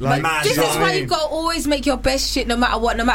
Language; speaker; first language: English; native; English